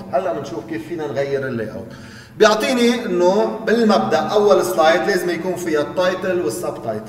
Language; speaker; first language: Arabic; native; Arabic